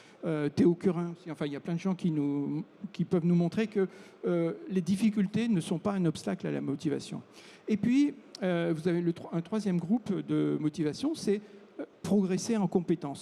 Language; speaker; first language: French; native; French